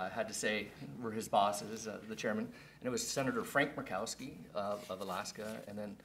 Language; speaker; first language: English; native; English